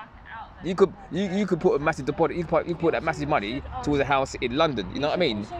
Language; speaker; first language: English; native; English